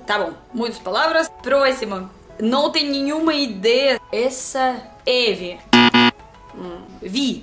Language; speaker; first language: Portuguese; non-native, learner; Russian